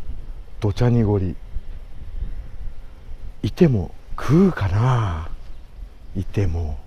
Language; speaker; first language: Japanese; native; Japanese